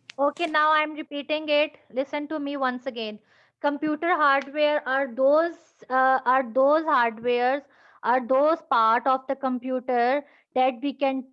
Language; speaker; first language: English; non-native, local second language; Urdu